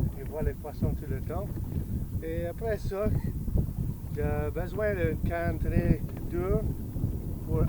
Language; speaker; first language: French; non-native, learner; English